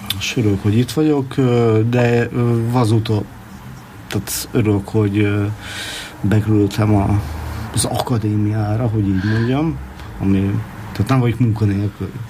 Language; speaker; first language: Hungarian; native; Hungarian